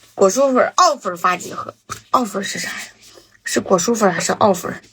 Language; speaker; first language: Chinese; native; Chinese